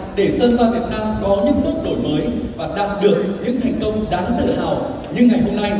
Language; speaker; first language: Vietnamese; native; Vietnamese